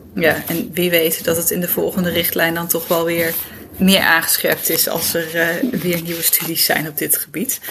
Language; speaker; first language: Dutch; native; Dutch